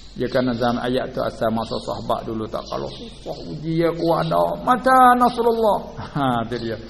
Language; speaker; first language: Malay; native; Malay